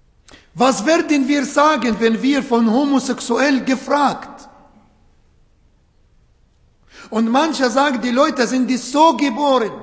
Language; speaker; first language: German; non-native, fluent; Arabic